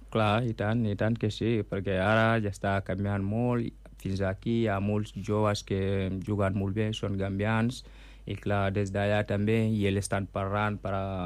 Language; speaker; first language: Catalan; non-native, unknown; Mandingo